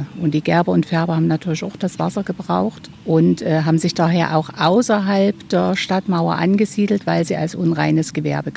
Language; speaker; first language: German; native; German